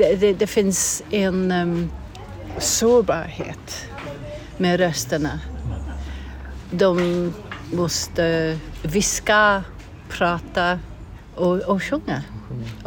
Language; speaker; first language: Swedish; non-native, learner; English